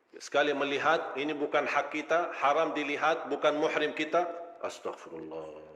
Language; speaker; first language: Malay; non-native, fluent; Arabic